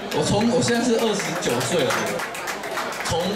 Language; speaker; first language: Chinese; native; Chinese